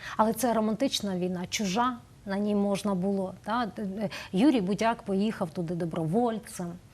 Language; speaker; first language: Ukrainian; native; Ukrainian